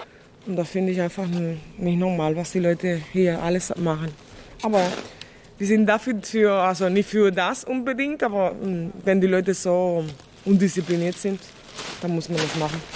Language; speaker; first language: German; non-native, fluent; Spanish